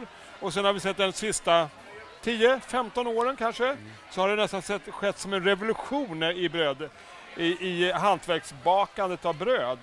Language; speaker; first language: Swedish; native; Swedish